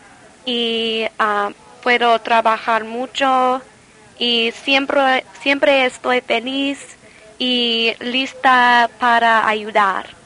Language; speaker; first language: Spanish; non-native, learner; English